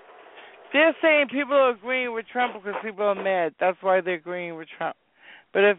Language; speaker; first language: English; native; English